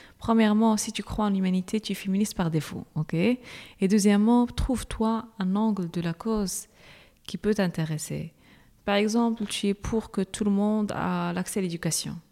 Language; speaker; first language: French; non-native, local second language; Arabic